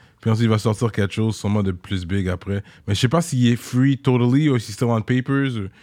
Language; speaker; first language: French; native; French